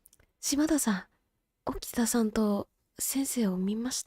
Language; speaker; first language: Japanese; non-native, learner; Vietnamese